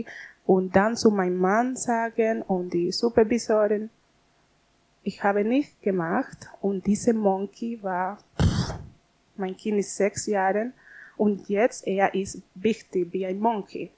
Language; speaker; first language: German; non-native, learner; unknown